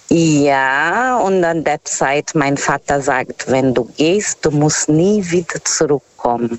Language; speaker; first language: German; non-native, fluent; Portuguese